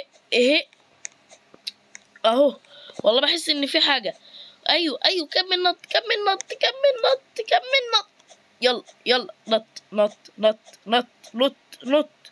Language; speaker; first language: Arabic; native; Arabic